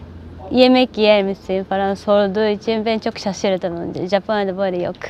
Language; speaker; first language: Turkish; non-native, learner; Japanese